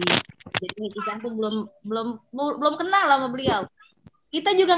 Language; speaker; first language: Indonesian; non-native, learner; Japanese